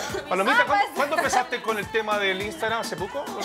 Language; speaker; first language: Spanish; native; Spanish